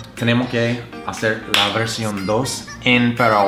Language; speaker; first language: Spanish; non-native, fluent; English